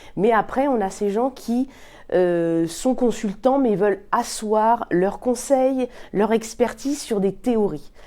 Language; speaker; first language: French; native; French